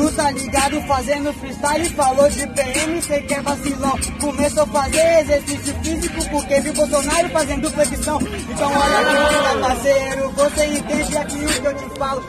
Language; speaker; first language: Portuguese; native; Portuguese